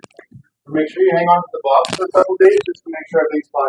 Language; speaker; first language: English; native; English